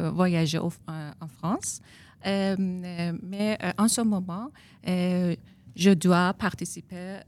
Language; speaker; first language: French; non-native, learner; Persian